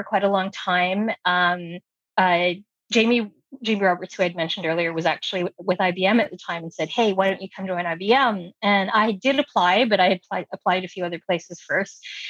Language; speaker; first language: English; native; English